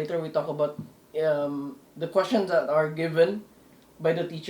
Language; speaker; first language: English; non-native, local second language; Indonesian